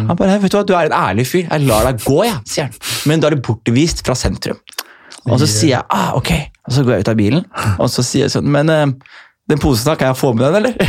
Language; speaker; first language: Norwegian; native; Norwegian